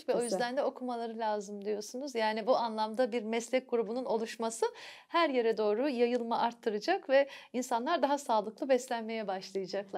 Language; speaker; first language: Turkish; native; Turkish